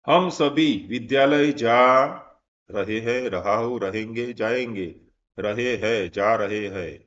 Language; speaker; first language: Hindi; non-native, local second language; Gujarati